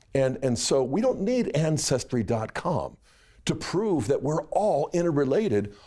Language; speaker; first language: English; native; English